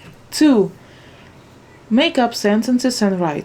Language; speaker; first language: English; non-native, fluent; Ukrainian